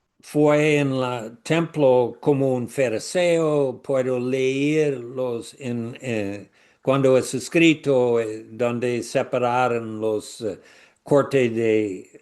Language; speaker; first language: Spanish; non-native, learner; English